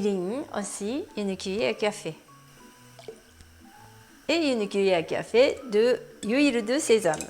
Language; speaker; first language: French; non-native, learner; Japanese